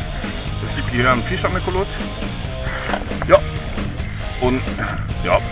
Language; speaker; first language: German; non-native, learner; French